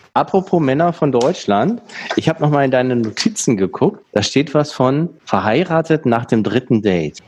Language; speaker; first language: German; native; German